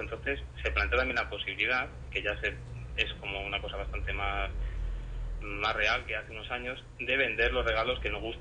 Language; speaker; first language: Spanish; native; Spanish